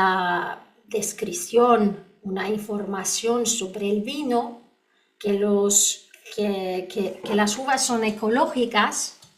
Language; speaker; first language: Spanish; non-native, learner; Polish